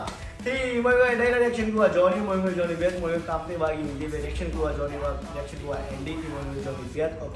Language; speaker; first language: Vietnamese; non-native, learner; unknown